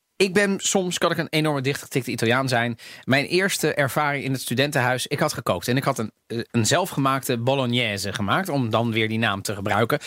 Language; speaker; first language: Dutch; native; Dutch